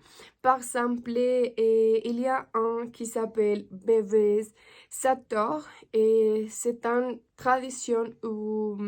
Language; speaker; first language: French; non-native, learner; Spanish